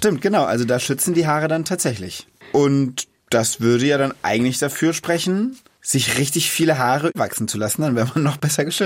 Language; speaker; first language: German; native; German